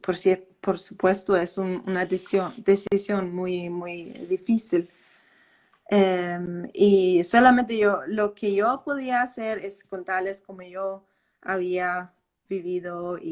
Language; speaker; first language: Spanish; non-native, fluent; Danish